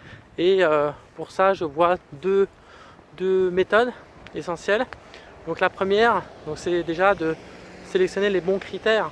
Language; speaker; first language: French; native; French